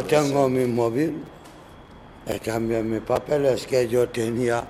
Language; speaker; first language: Spanish; non-native, learner; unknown